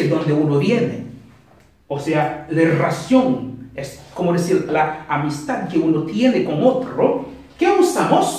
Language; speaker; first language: Spanish; non-native, learner; Haitian Creole